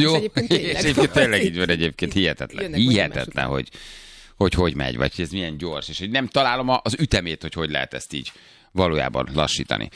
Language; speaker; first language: Hungarian; native; Hungarian